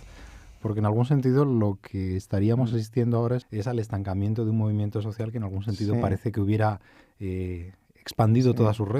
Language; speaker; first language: Spanish; native; Spanish